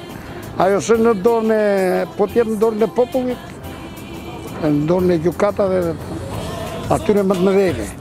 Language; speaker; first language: Albanian; native; Albanian